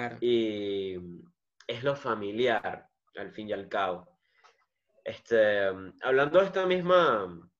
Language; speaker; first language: Spanish; native; Spanish